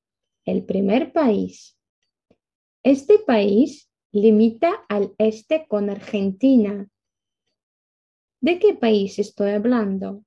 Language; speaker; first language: Spanish; non-native, fluent; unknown